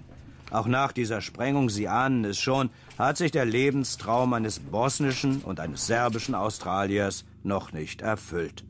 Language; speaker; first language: German; native; German